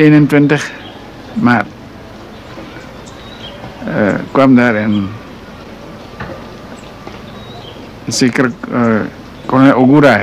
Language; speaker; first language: Dutch; non-native, local second language; Indonesian